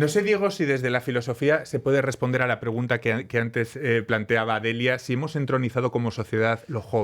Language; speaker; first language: Spanish; native; Spanish